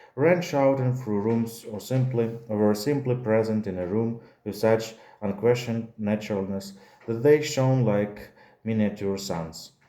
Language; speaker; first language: English; non-native, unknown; Ukrainian